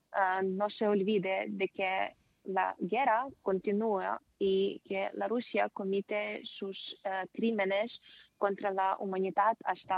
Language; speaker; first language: Spanish; non-native, fluent; Ukrainian